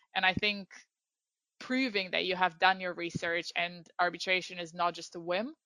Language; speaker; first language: English; non-native, fluent; Romanian